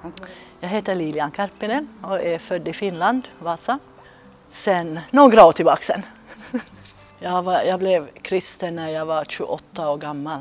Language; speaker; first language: Swedish; early bilingual, other home language; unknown